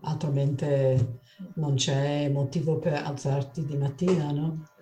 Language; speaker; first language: Italian; non-native, fluent; English